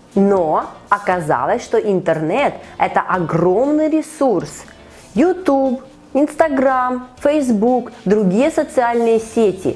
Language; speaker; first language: Russian; native; Russian